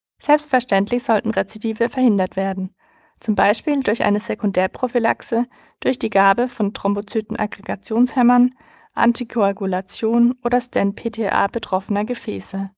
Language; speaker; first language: German; native; German